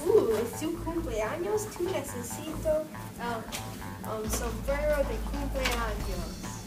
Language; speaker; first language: Spanish; non-native, learner; English